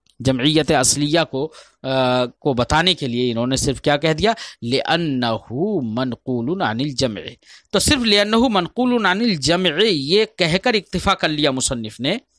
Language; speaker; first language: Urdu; native; Urdu